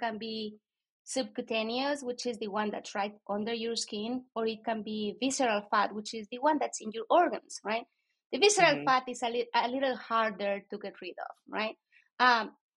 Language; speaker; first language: English; non-native, fluent; Spanish